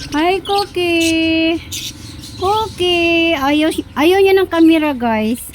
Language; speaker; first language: Filipino; non-native, local second language; Cebuano